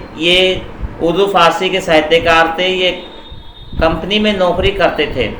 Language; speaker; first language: Hindi; native; Hindi